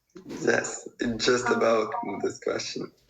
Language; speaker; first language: English; non-native, fluent; Russian